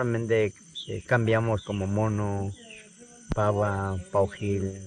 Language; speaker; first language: Spanish; non-native, local second language; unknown